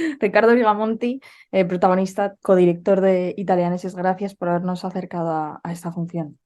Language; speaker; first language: Spanish; native; Spanish